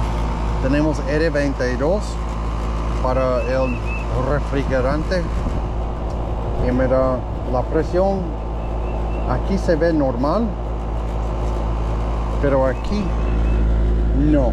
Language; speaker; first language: Spanish; non-native, fluent; English